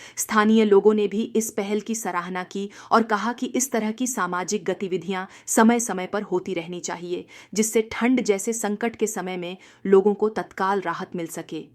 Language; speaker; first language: Hindi; native; Hindi